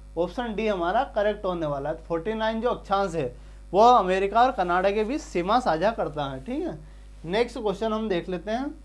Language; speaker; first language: Hindi; native; Hindi